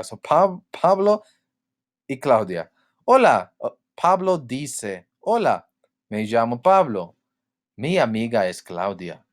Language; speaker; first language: Spanish; non-native, fluent; English